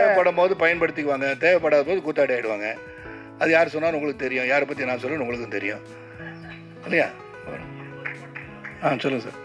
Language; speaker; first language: Tamil; native; Tamil